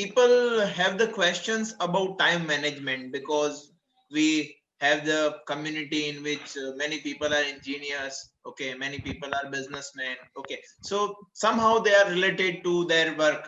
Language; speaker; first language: English; non-native, local second language; Gujarati